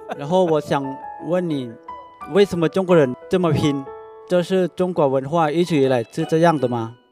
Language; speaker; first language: Chinese; non-native, fluent; Lao